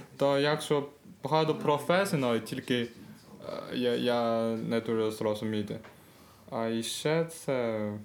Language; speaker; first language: Ukrainian; non-native, learner; Chinese